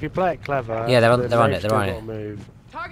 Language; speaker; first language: English; native; English